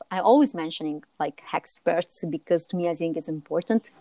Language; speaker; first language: English; non-native, fluent; Italian